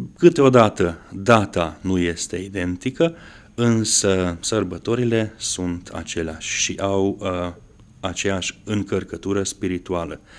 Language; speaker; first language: Romanian; non-native, local second language; Hungarian